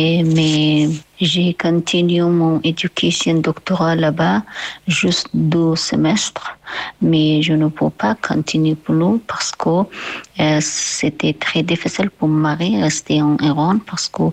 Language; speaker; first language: French; non-native, learner; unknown